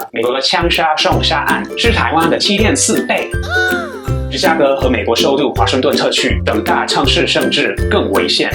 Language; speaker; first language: Chinese; non-native, fluent; English